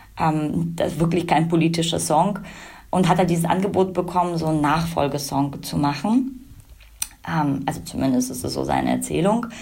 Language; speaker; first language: German; early bilingual, other home language; Russian